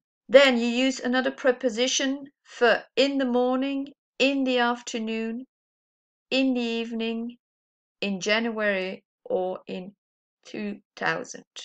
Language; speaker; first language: English; non-native, fluent; Dutch